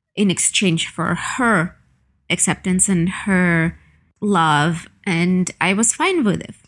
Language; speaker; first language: English; non-native, fluent; Ukrainian